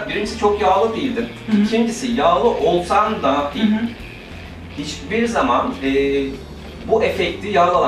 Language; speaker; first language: Turkish; native; Turkish